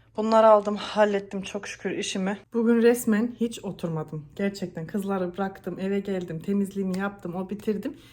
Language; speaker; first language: Turkish; early bilingual, heritage; Turkish